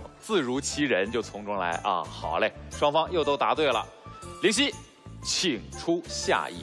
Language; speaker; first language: Chinese; native; Chinese